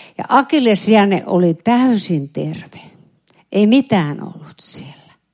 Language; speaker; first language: Finnish; native; Finnish